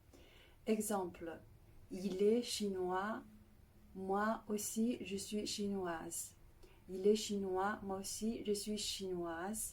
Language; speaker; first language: French; non-native, fluent; Chinese